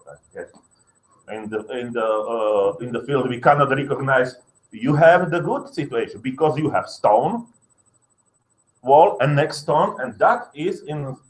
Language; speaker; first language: English; non-native, learner; Slovak